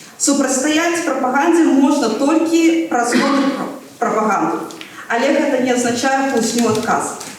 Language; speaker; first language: Belarusian; non-native, local second language; Russian